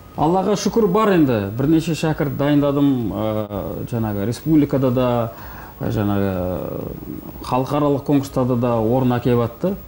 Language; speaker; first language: Kazakh; native; Kazakh